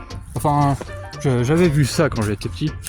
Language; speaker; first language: French; native; French